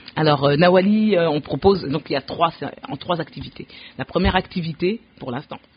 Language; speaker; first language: French; early bilingual, other home language; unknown